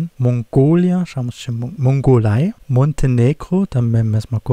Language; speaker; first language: Portuguese; non-native, fluent; German